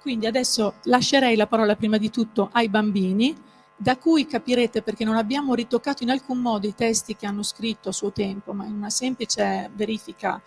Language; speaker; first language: Italian; native; Italian